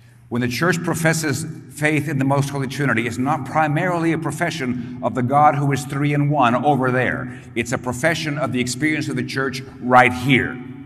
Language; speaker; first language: English; early bilingual, other home language; Spanish